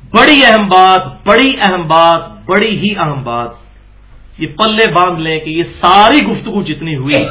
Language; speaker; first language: Urdu; non-native, local second language; Punjabi